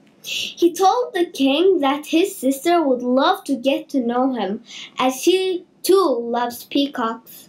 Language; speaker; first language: English; native; English